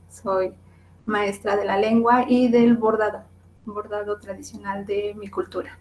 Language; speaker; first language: Spanish; non-native, local second language; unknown